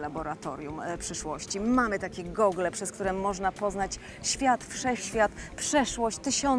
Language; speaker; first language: Polish; native; Polish